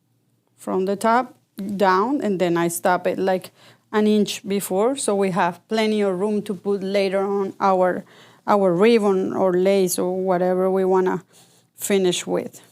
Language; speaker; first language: English; non-native, fluent; Spanish